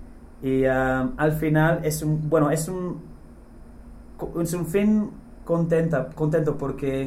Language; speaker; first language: Spanish; non-native, fluent; English